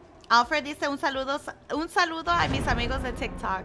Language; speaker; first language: Spanish; early bilingual, heritage; Spanish